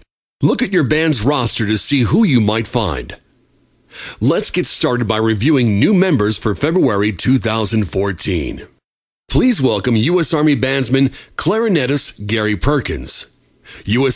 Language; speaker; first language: English; native; English